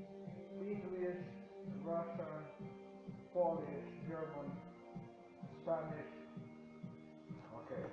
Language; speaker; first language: English; non-native, learner; Polish